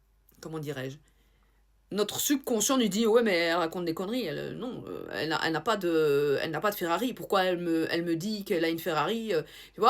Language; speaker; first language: French; native; French